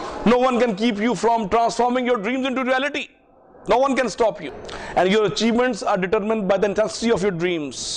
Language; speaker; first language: English; non-native, local second language; Punjabi